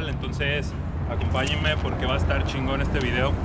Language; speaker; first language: Spanish; native; Spanish